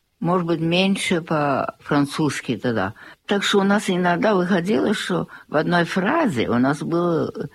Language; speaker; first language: Russian; early bilingual, heritage; Russian